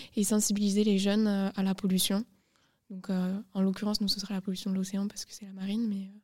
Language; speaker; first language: French; native; French